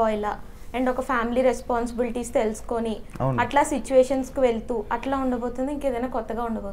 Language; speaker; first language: Telugu; native; Telugu